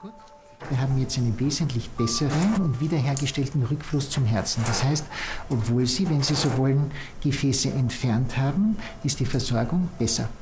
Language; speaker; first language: German; native; German